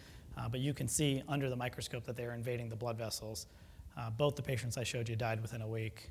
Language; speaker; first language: English; native; English